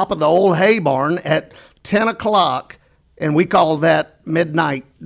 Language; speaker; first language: English; native; English